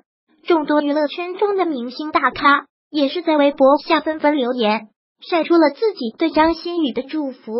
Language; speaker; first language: Chinese; native; Chinese